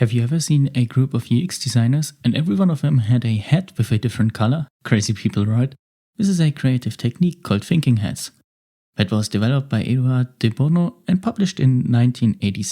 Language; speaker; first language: English; non-native, fluent; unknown